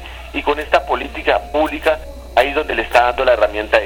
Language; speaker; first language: Spanish; native; Spanish